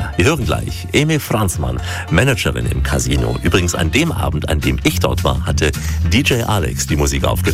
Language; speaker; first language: German; native; German